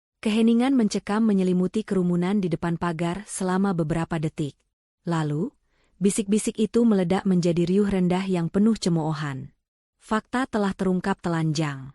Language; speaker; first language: Indonesian; native; Indonesian